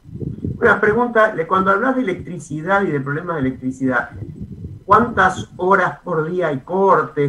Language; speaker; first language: Spanish; native; Spanish